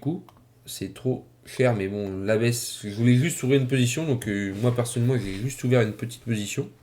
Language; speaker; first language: French; native; French